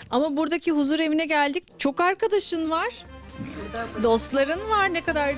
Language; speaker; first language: Turkish; native; Turkish